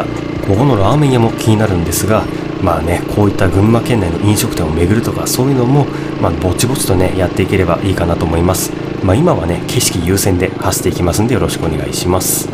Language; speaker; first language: Japanese; native; Japanese